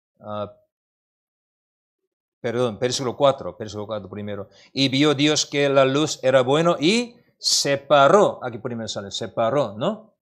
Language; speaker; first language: Spanish; non-native, learner; Korean